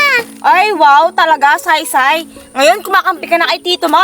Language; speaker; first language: Filipino; native; Filipino